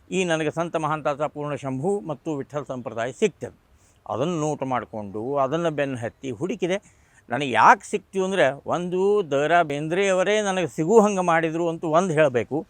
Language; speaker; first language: Kannada; non-native, local second language; Marathi